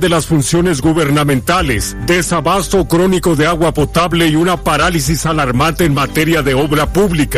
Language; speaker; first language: Spanish; native; Spanish